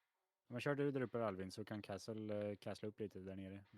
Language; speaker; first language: Swedish; native; Swedish